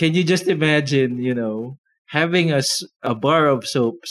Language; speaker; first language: English; non-native, local second language; Filipino